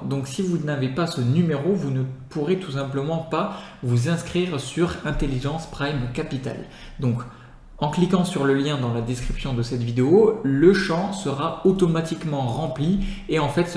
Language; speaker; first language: French; native; French